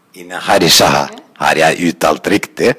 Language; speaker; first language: Norwegian; non-native, fluent; Croatian